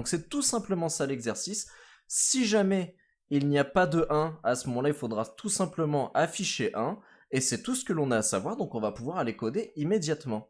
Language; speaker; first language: French; native; French